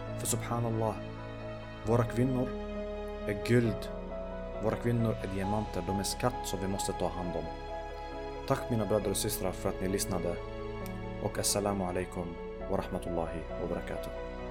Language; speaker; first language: Swedish; early bilingual, other home language; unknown